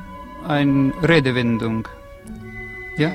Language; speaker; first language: German; non-native, fluent; Estonian